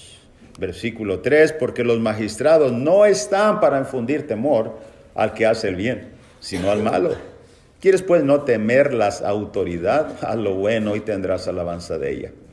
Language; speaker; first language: Spanish; native; Spanish